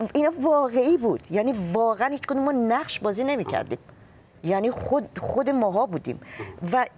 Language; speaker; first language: Persian; non-native, local second language; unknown